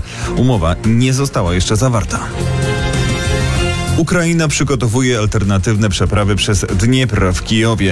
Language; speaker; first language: Polish; native; Polish